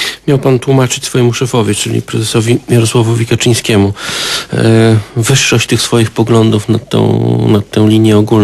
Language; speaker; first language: Polish; native; Polish